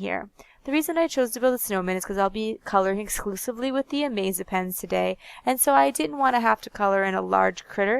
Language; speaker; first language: English; native; English